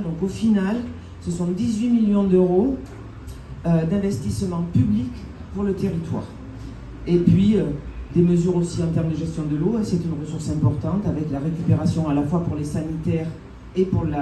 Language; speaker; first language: French; native; French